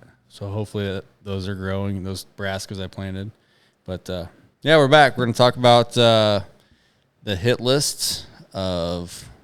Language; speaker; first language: English; native; English